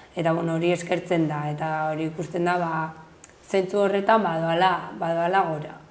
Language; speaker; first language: Basque; non-native, local second language; Spanish